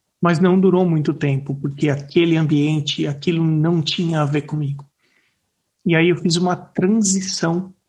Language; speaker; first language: Portuguese; native; Portuguese